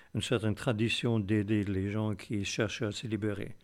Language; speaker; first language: French; non-native, fluent; Afrikaans